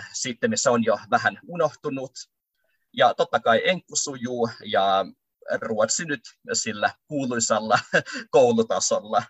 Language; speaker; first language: Finnish; early bilingual, other home language; Russian